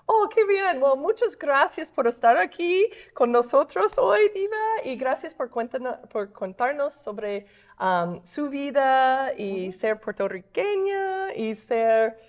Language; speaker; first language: Spanish; non-native, fluent; English